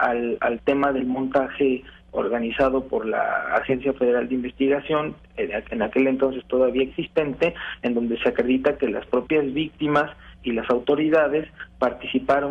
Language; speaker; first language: Spanish; native; Spanish